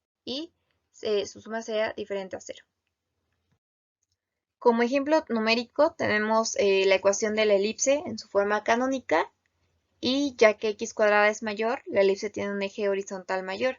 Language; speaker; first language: Spanish; native; Spanish